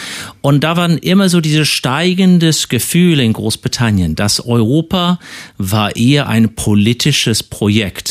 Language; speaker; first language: German; non-native, fluent; English